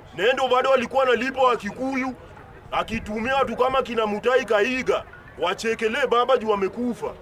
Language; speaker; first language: Swahili; native; Swahili